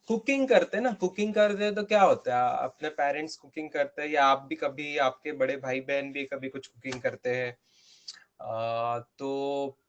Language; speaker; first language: Hindi; non-native, local second language; Marathi